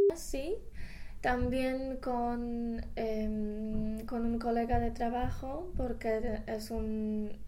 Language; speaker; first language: Spanish; non-native, fluent; Polish